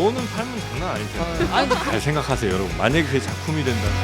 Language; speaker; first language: Korean; native; Korean